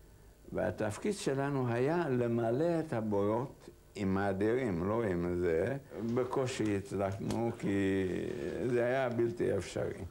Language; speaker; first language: Hebrew; non-native, fluent; Hungarian